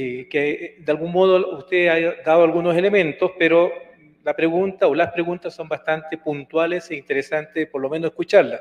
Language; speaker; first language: Spanish; native; Spanish